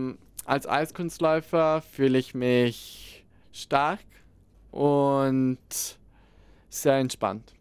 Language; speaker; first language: German; non-native, local second language; Italian